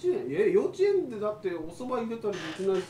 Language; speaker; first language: Japanese; native; Japanese